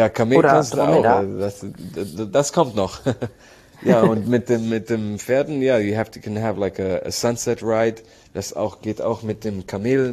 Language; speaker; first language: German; non-native, learner; Arabic